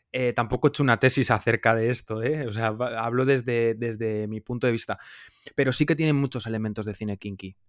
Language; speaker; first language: Spanish; native; Spanish